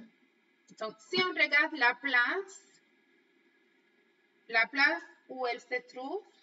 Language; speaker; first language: French; non-native, fluent; Spanish